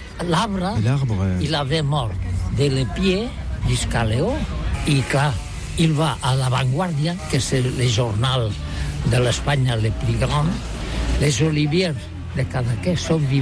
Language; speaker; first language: French; non-native, learner; Catalan